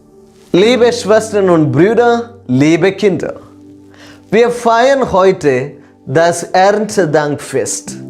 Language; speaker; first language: German; non-native, fluent; Malayalam